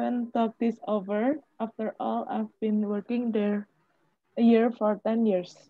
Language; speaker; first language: English; non-native, fluent; Indonesian